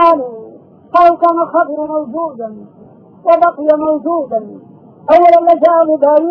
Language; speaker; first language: Arabic; native; Arabic